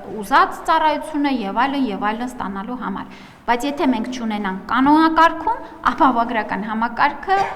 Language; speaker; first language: Armenian; native; Armenian